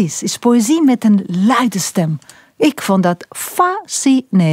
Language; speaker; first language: Dutch; non-native, fluent; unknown